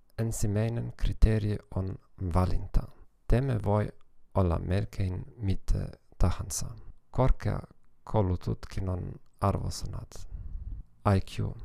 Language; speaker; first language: Finnish; non-native, learner; German